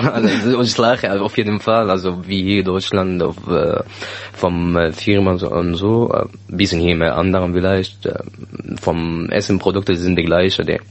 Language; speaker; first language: German; non-native, learner; Arabic